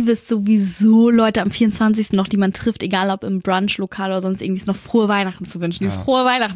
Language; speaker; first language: German; native; German